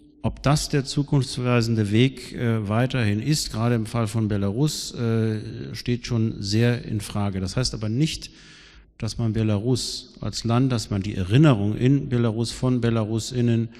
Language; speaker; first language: German; native; German